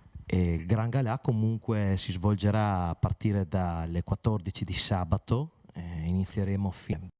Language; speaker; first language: Italian; native; Italian